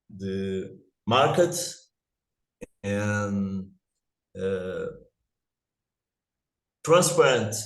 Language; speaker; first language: English; non-native, learner; Portuguese